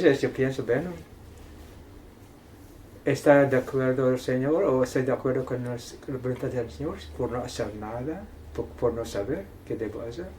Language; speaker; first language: Spanish; non-native, fluent; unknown